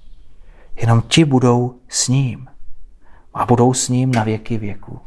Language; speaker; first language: Czech; native; Czech